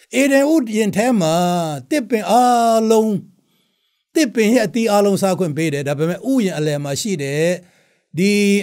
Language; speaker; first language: Burmese; non-native, local second language; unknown